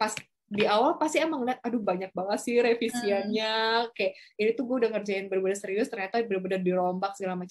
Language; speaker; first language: Indonesian; native; Indonesian